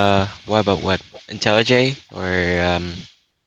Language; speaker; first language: English; non-native, learner; Vietnamese